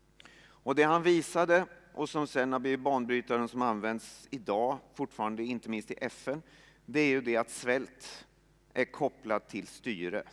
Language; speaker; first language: Swedish; native; Swedish